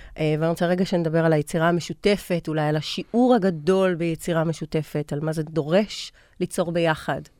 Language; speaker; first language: Hebrew; native; Hebrew